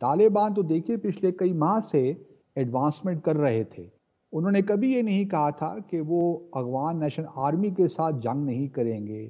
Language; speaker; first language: Urdu; native; Urdu